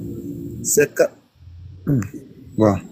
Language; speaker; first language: French; non-native, learner; Arabic